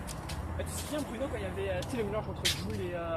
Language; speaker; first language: French; native; French